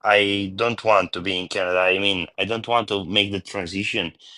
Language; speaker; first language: English; non-native, learner; Bulgarian